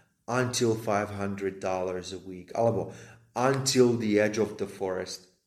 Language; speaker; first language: English; non-native, fluent; Slovak